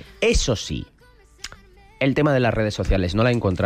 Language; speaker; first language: Spanish; native; Spanish